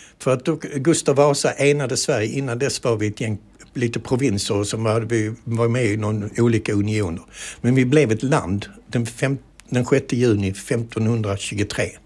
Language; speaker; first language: Swedish; native; Swedish